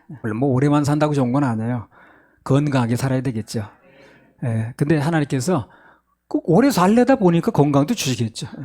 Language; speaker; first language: Korean; native; Korean